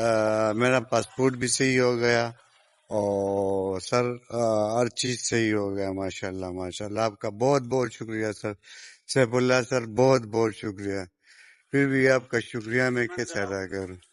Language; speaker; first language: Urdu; non-native, local second language; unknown